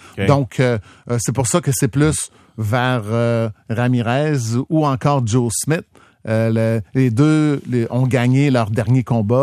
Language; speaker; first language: French; native; French